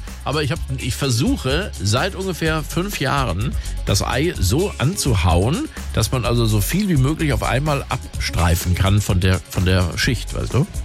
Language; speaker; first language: German; native; German